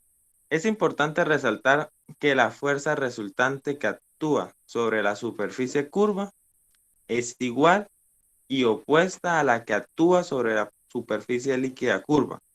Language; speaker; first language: Spanish; native; Spanish